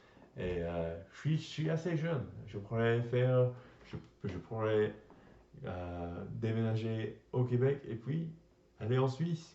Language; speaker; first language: French; non-native, learner; English